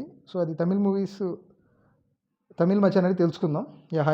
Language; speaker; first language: Telugu; native; Telugu